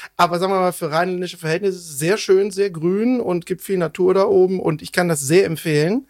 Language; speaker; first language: German; native; German